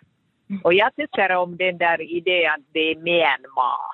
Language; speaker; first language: Swedish; non-native, local second language; Finnish